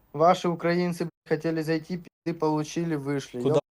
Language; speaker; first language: Russian; native; Russian